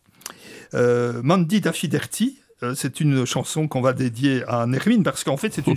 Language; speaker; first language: French; native; French